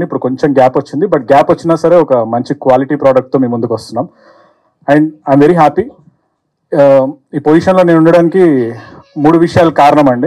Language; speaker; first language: Telugu; native; Telugu